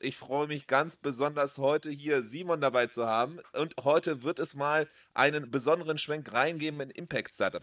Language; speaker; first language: German; native; German